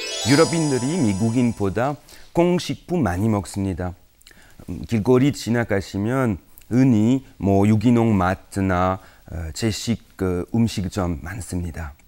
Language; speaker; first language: Korean; non-native, fluent; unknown